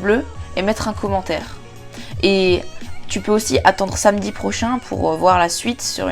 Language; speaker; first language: French; native; French